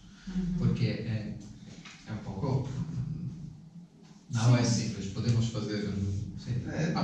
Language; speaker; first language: Portuguese; non-native, fluent; Italian